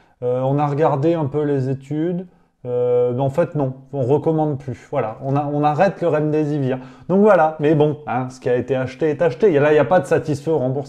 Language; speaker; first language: French; native; French